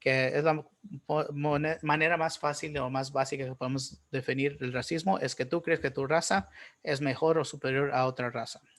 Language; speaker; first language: Spanish; early bilingual, heritage; Spanish